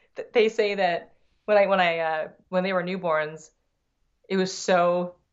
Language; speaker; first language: English; early bilingual, other home language; Thai